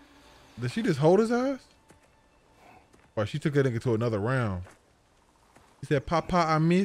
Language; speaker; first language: English; native; English